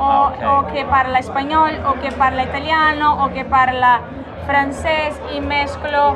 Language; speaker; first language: Italian; non-native, learner; Portuguese